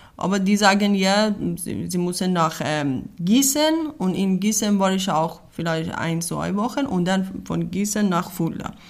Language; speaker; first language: German; non-native, learner; Persian